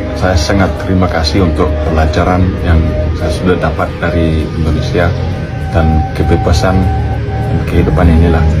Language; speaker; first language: Indonesian; non-native, fluent; English